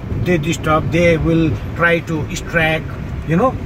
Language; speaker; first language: English; non-native, local second language; Nepali